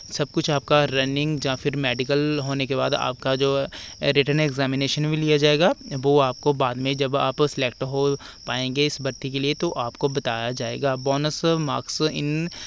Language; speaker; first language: Hindi; non-native, local second language; Punjabi